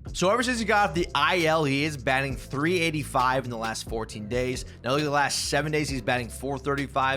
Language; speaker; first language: English; native; English